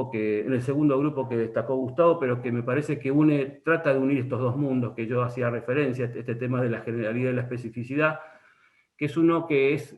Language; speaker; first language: Spanish; native; Spanish